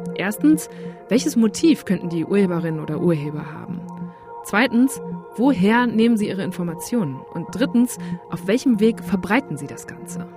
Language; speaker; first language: German; native; German